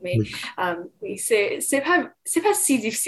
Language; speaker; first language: French; non-native, fluent; English